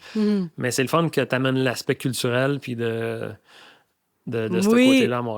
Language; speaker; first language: French; native; French